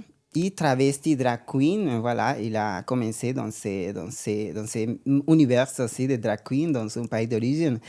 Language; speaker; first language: French; non-native, learner; Spanish